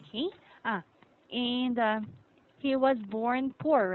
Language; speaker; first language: English; non-native, fluent; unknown